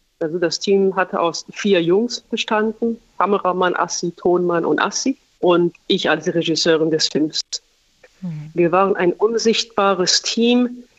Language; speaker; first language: German; non-native, fluent; Persian